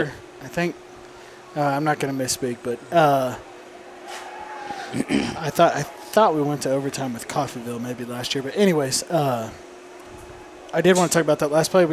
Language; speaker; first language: English; native; English